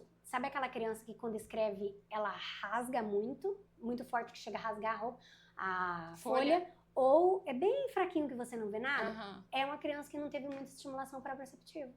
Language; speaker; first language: Portuguese; native; Portuguese